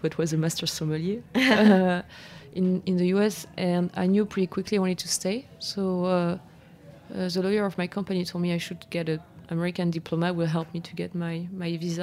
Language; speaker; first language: English; non-native, fluent; French